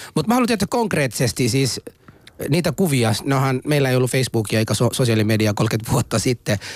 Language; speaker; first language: Finnish; non-native, fluent; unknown